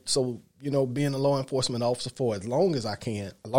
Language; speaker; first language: English; native; English